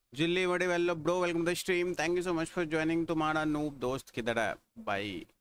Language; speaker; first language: Hindi; native; Hindi